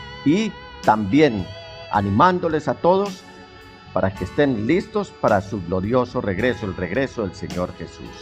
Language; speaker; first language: Spanish; native; Spanish